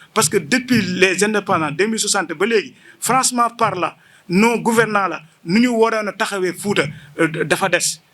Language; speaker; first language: Wolof; non-native, local second language; Fula